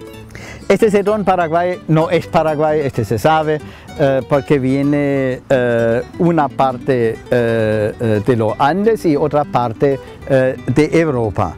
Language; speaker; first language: Spanish; non-native, fluent; German